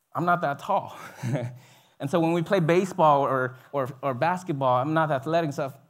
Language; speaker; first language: English; early bilingual, other home language; Vietnamese